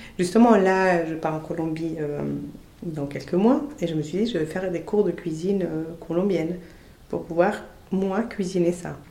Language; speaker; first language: French; non-native, fluent; Spanish